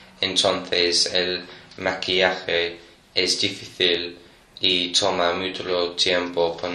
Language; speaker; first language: Spanish; non-native, learner; English